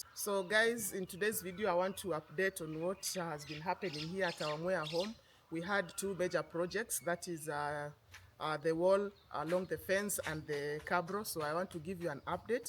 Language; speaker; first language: English; non-native, local second language; Swahili